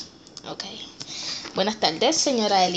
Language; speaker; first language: Spanish; early bilingual, heritage; Spanish